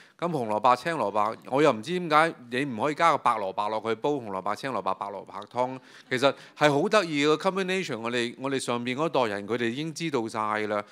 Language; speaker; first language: Cantonese; native; Cantonese